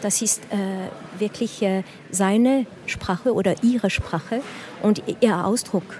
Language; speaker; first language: German; non-native, learner; French